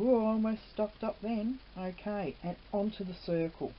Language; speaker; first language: English; native; English